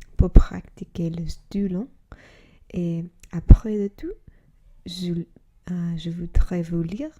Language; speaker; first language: French; non-native, learner; English